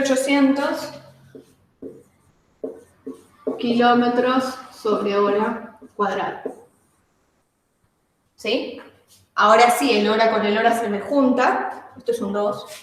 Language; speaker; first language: Spanish; native; Spanish